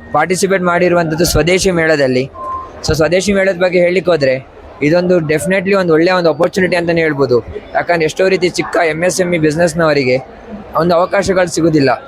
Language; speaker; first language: Kannada; native; Kannada